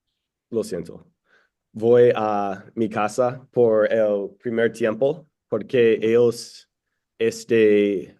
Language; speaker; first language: Spanish; non-native, learner; English